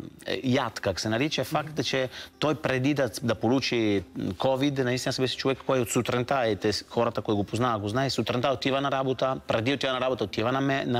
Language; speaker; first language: Bulgarian; non-native, fluent; Italian